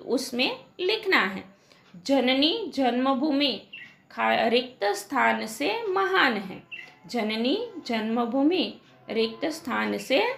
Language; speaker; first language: Hindi; non-native, local second language; Gujarati